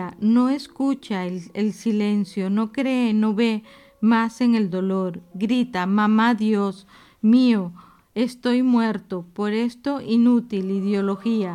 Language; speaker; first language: Spanish; native; Spanish